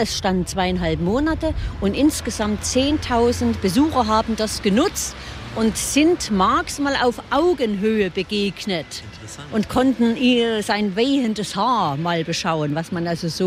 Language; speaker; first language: German; native; German